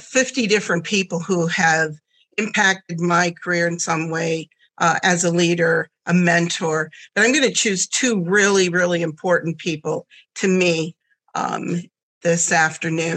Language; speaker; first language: English; early bilingual, other home language; German